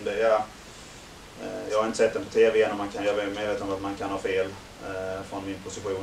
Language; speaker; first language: Swedish; native; Swedish